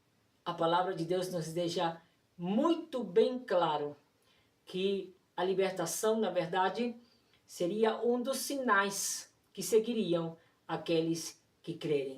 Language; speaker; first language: Portuguese; non-native, fluent; Spanish